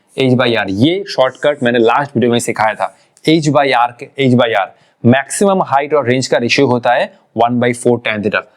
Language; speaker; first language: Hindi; non-native, local second language; Bangla